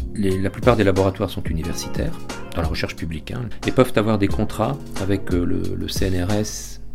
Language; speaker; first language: French; native; French